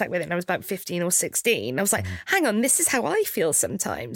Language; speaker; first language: English; native; English